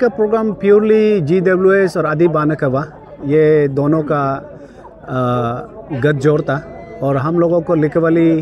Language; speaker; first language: Hindi; non-native, local second language; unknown